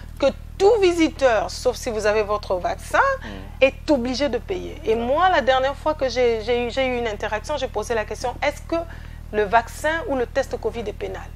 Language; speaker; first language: French; non-native, local second language; Lingala